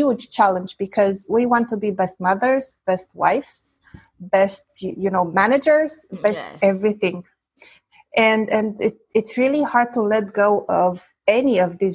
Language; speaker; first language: English; non-native, fluent; Romanian